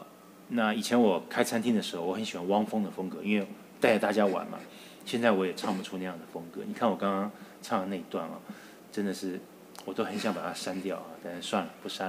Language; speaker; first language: Chinese; native; Chinese